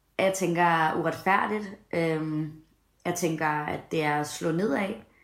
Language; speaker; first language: Danish; early bilingual, other home language; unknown